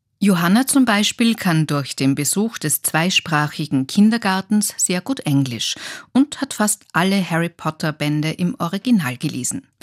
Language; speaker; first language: German; native; German